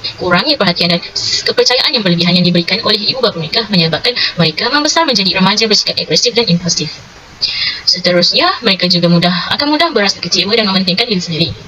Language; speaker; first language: Malay; native; Malay